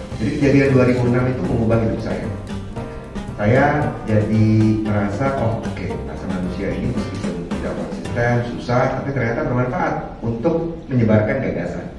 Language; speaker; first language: Indonesian; non-native, local second language; Minangkabau